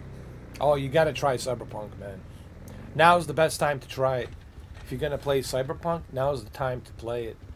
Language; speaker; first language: English; native; English